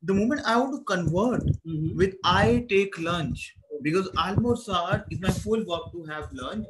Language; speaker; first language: English; non-native, local second language; Hindi